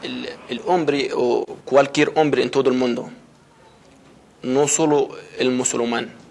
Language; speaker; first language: Spanish; non-native, fluent; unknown